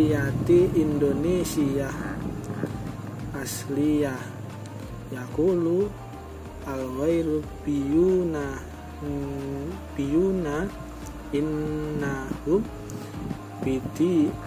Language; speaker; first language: Arabic; non-native, learner; Indonesian